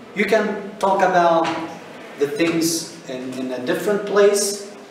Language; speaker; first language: English; non-native, fluent; Turkish